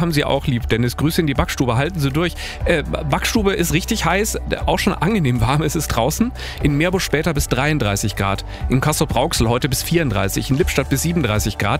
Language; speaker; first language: German; native; German